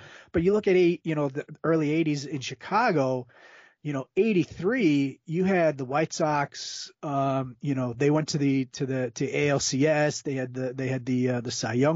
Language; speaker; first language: English; native; English